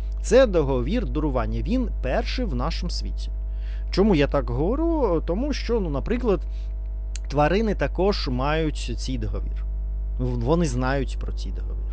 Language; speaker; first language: Ukrainian; non-native, learner; Russian